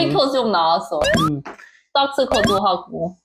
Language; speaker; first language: Korean; non-native, learner; Chinese